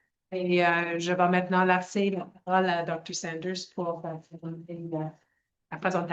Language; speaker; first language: French; non-native, local second language; English